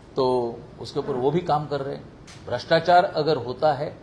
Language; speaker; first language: Hindi; non-native, local second language; Marathi